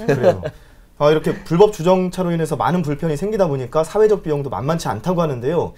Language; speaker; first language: Korean; native; Korean